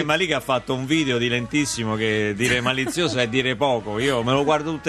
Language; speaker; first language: Italian; native; Italian